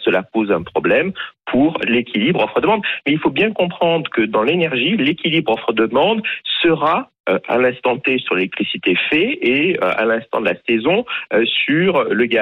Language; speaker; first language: French; native; French